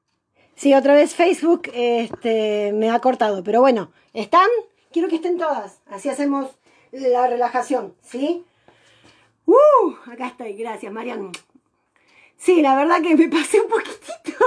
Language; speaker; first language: Spanish; native; Spanish